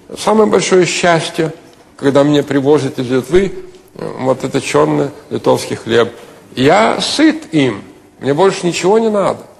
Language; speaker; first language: Russian; non-native, local second language; Lithuanian